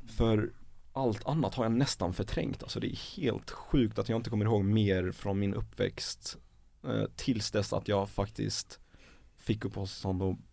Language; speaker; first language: Swedish; early bilingual, other home language; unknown